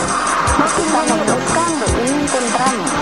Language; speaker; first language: Spanish; non-native, local second language; Quechua